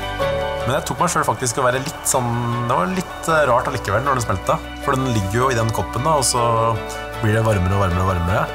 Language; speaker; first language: Norwegian; native; Norwegian